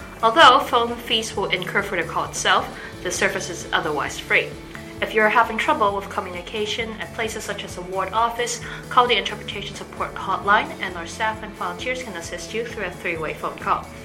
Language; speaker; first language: English; native; English